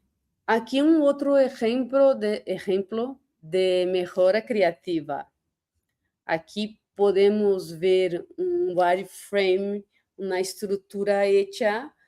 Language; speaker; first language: Spanish; non-native, fluent; Portuguese